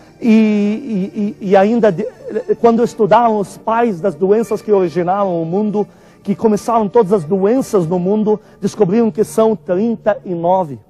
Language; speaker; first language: Portuguese; non-native, fluent; Arabic